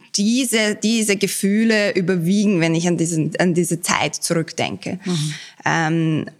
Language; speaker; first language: German; early bilingual, other home language; Bosnian